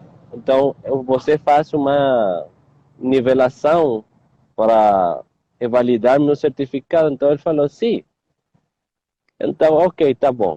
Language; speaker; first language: Portuguese; non-native, learner; Spanish